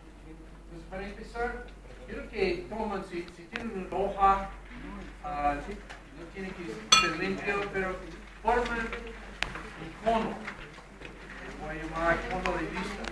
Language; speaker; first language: Spanish; non-native, fluent; English